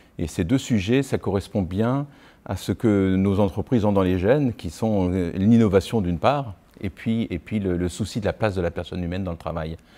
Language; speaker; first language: French; native; French